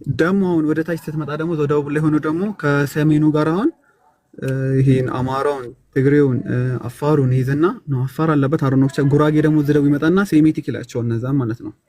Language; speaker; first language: Amharic; native; Amharic